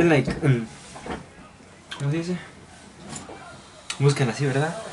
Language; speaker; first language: Spanish; early bilingual, heritage; Spanish